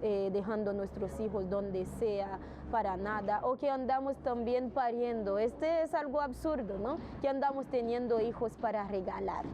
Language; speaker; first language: Spanish; non-native, fluent; Haitian Creole